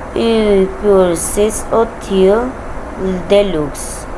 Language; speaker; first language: French; non-native, learner; Spanish